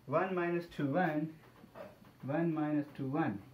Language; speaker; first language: English; non-native, local second language; Marathi